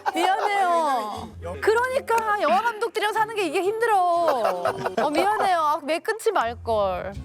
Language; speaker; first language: Korean; non-native, fluent; Japanese